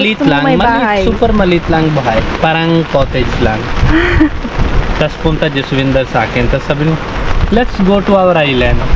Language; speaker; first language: Filipino; non-native, learner; Hindi